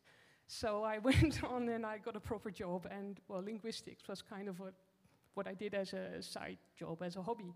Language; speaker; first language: English; non-native, fluent; Dutch